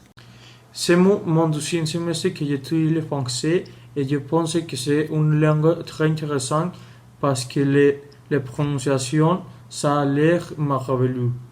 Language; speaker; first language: French; non-native, learner; Spanish